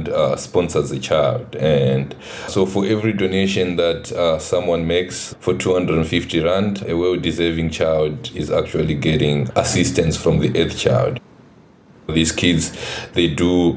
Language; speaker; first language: English; non-native, local second language; Shona